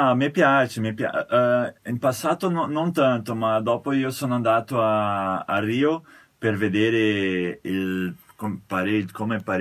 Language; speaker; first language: Italian; non-native, fluent; Portuguese